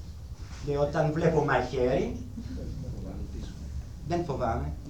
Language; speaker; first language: Greek; non-native, learner; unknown